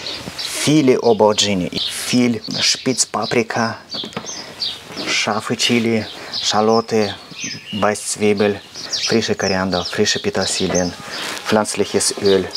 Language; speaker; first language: German; non-native, learner; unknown